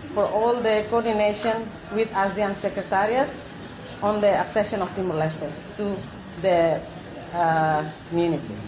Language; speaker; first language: English; non-native, fluent; Tetum